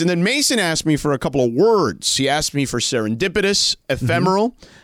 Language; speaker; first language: English; native; English